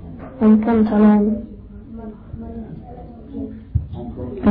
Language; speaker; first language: French; non-native, learner; English